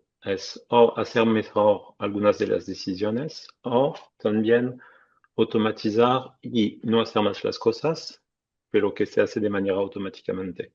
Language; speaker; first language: Spanish; non-native, fluent; French